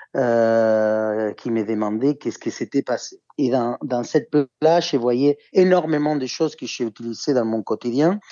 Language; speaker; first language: French; non-native, fluent; Spanish